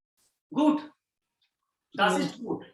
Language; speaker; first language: German; non-native, fluent; Hindi